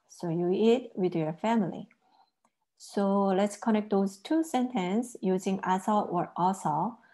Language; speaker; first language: English; non-native, fluent; Korean